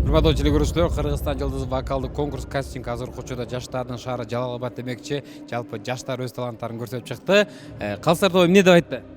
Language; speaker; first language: Kyrgyz; native; Kyrgyz